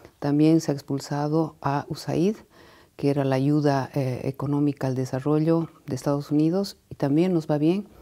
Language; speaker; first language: Spanish; native; Spanish